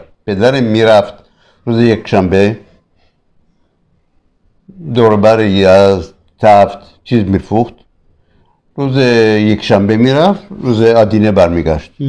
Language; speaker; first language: Persian; early bilingual, other home language; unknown